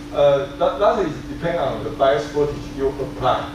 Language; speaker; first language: English; non-native, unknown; Chinese